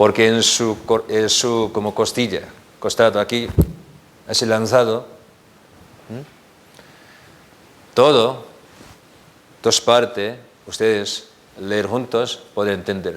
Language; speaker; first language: Spanish; non-native, learner; Korean